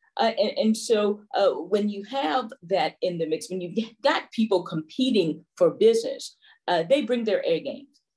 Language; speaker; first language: English; native; English